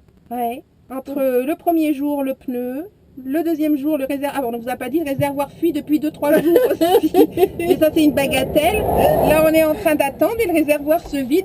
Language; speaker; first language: French; native; French